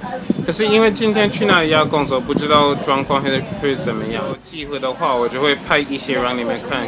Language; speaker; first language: Chinese; non-native, fluent; English